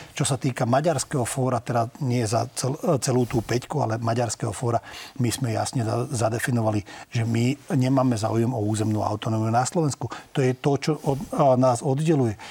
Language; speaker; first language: Slovak; non-native, local second language; Hungarian